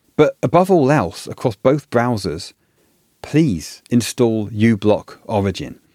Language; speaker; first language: English; native; English